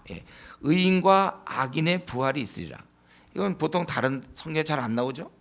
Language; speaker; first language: Korean; native; Korean